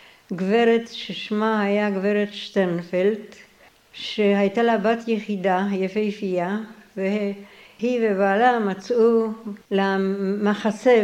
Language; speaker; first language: Hebrew; non-native, fluent; Polish